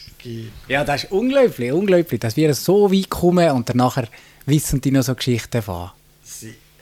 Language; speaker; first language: German; native; German